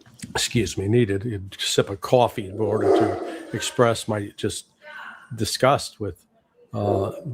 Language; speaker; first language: English; native; English